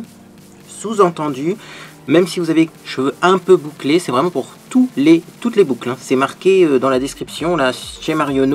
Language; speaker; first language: French; native; French